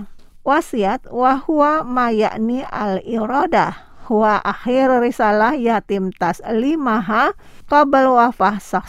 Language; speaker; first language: Arabic; non-native, learner; Indonesian